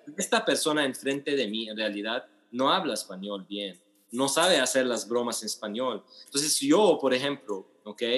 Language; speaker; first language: Spanish; non-native, fluent; Arabic